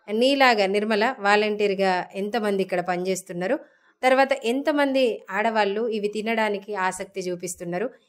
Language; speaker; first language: Telugu; native; Telugu